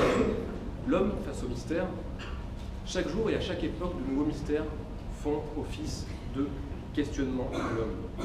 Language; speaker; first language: French; native; French